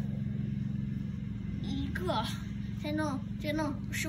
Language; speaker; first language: Chinese; early bilingual, heritage; Chinese